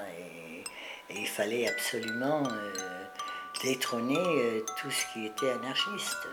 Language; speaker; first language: French; early bilingual, other home language; Spanish